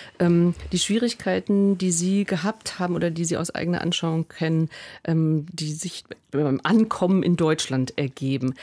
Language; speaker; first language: German; native; German